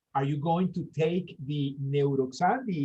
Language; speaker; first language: English; non-native, fluent; Spanish